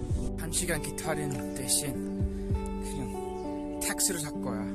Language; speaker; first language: Korean; non-native, fluent; English